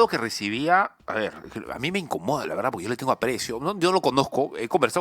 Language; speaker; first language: Spanish; native; Spanish